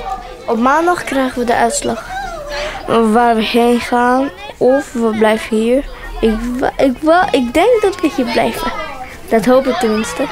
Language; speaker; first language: Dutch; early bilingual, other home language; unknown